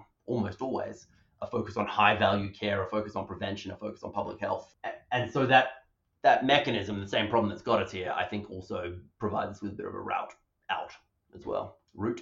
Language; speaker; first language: English; native; English